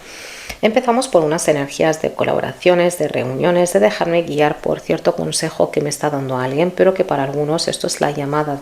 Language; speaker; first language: Spanish; native; Spanish